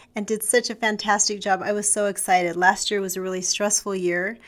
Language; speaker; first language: English; native; English